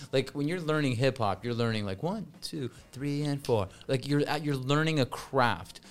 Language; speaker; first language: English; early bilingual, other home language; Russian